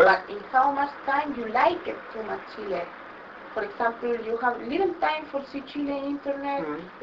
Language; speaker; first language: English; non-native, local second language; Spanish